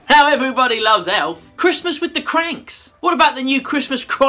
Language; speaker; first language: English; native; English